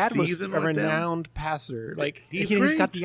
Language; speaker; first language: English; native; English